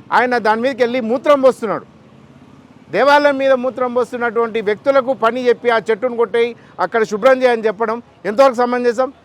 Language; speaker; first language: Telugu; native; Telugu